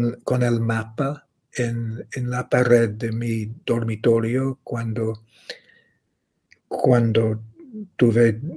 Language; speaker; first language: Spanish; non-native, fluent; English